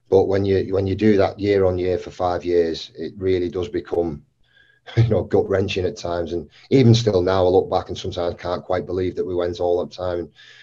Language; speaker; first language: English; native; English